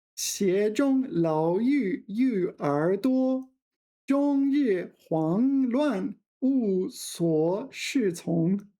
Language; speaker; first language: Chinese; non-native, fluent; English